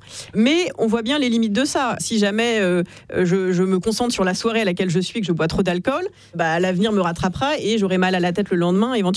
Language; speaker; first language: French; native; French